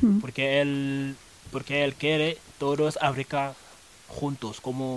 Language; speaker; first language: Spanish; non-native, learner; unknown